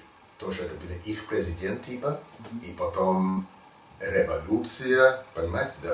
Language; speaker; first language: Russian; non-native, learner; English